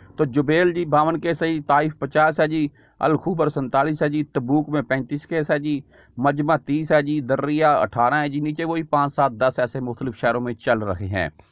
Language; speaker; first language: Urdu; native; Urdu